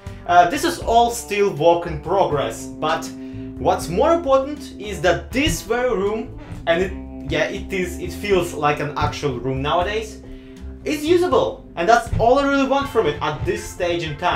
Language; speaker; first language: English; non-native, fluent; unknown